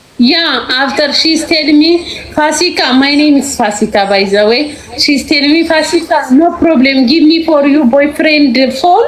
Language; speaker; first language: English; non-native, learner; Amharic